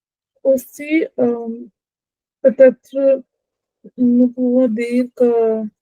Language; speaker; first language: French; non-native, learner; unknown